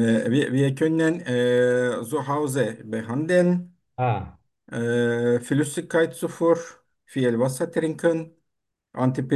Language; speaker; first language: German; non-native, fluent; Turkish